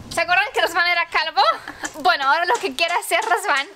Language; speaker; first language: Spanish; non-native, fluent; Romanian